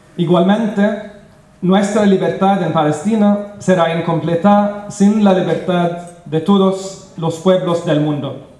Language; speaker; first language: Spanish; non-native, learner; Arabic